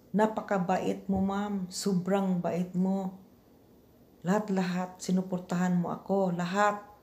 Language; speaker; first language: Filipino; non-native, local second language; Cebuano